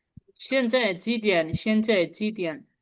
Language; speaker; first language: Chinese; non-native, fluent; Bangla